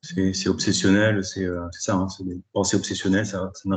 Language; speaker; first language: French; native; French